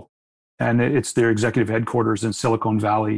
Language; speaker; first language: English; native; English